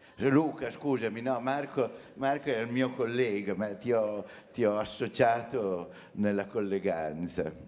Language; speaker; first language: Italian; native; Italian